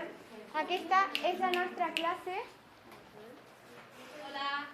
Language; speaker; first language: Catalan; non-native, learner; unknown